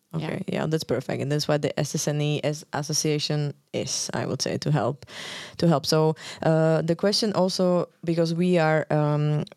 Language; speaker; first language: English; non-native, fluent; Slovak